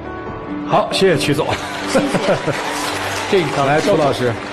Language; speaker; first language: Chinese; native; Chinese